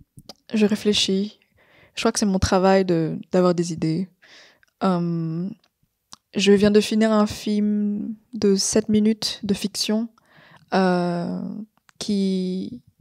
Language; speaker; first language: French; non-native, fluent; Vietnamese